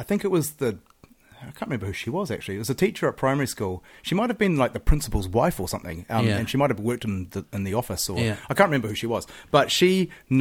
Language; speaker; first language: English; native; English